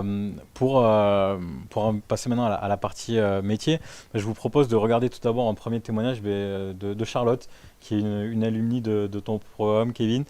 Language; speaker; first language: French; native; French